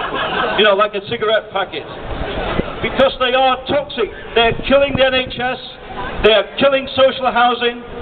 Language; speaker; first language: English; native; English